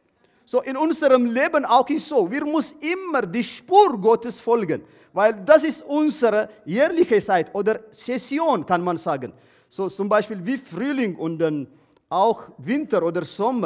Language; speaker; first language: German; non-native, learner; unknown